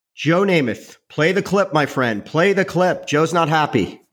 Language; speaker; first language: English; native; English